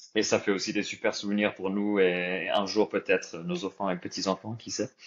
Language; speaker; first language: French; native; French